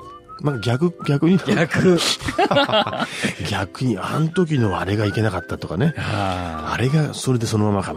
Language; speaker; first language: Japanese; native; Japanese